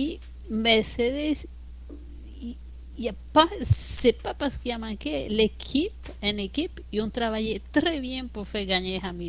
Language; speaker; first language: French; non-native, fluent; Spanish